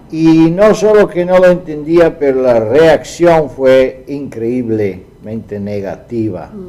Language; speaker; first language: Spanish; non-native, fluent; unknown